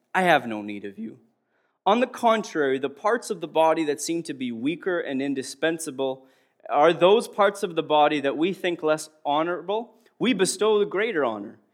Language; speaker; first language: English; native; English